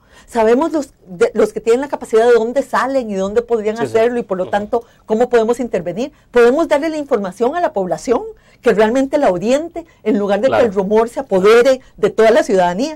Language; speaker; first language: Spanish; native; Spanish